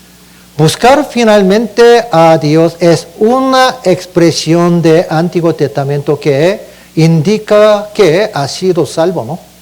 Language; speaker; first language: Spanish; non-native, learner; Korean